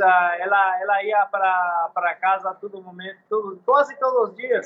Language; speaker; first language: Portuguese; non-native, learner; English